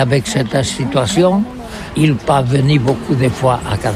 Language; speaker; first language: French; non-native, learner; Catalan